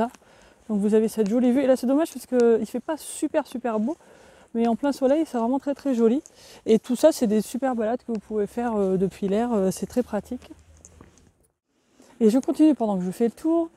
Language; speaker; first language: French; native; French